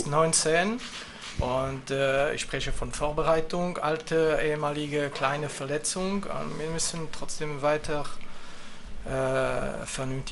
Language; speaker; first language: German; non-native, fluent; French